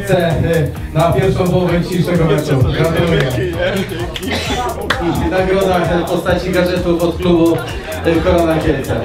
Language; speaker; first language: Polish; native; Polish